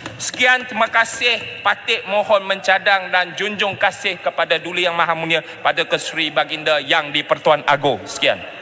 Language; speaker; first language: Malay; non-native, local second language; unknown